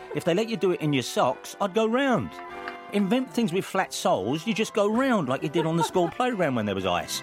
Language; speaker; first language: English; native; English